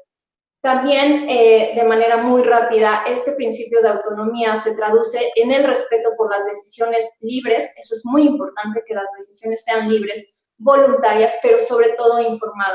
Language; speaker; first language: Spanish; native; Spanish